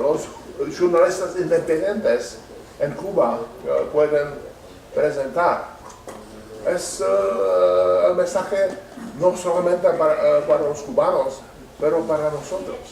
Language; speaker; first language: Spanish; non-native, learner; Czech